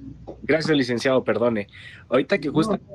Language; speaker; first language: Spanish; native; Spanish